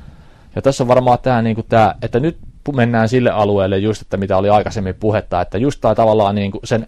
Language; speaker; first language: Finnish; native; Finnish